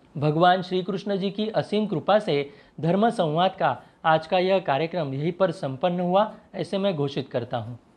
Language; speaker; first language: Hindi; non-native, local second language; Marathi